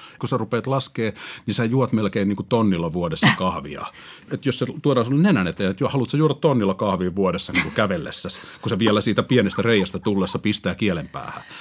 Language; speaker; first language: Finnish; native; Finnish